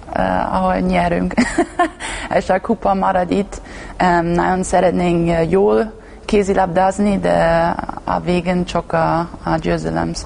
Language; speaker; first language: Hungarian; non-native, learner; German